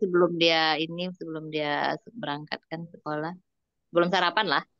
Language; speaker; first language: Malay; native; Malay